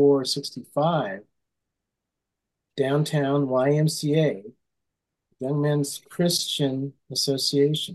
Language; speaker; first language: English; native; English